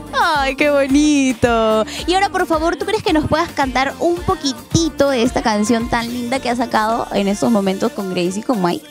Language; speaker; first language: Spanish; native; Spanish